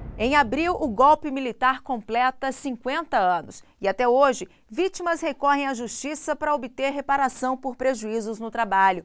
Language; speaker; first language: Portuguese; native; Portuguese